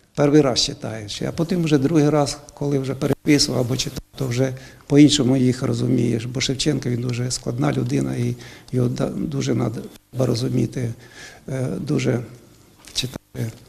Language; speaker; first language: Ukrainian; native; Ukrainian